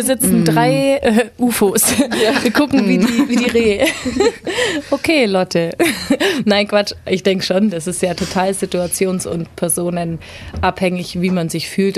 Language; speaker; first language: German; native; German